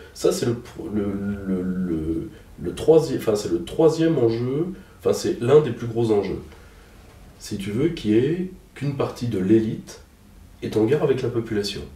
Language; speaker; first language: French; native; French